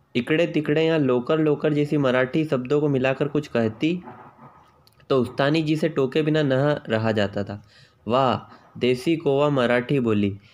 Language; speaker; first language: Hindi; native; Hindi